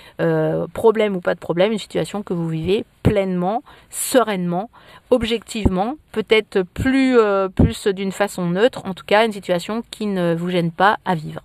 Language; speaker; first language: French; native; French